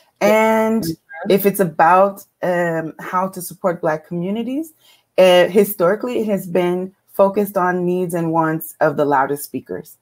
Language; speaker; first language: English; native; English